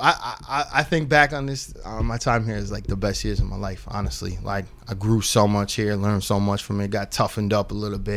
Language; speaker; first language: English; native; English